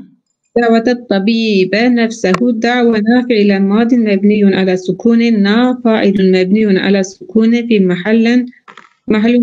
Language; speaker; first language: Arabic; non-native, learner; Turkish